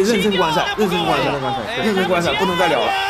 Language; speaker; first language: Chinese; native; Chinese